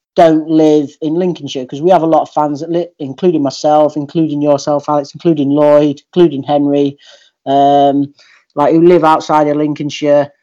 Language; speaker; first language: English; native; English